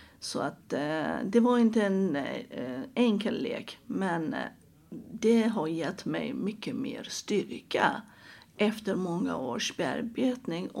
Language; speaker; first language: Swedish; non-native, fluent; Persian